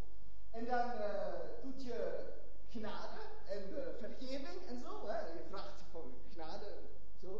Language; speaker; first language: Dutch; non-native, fluent; German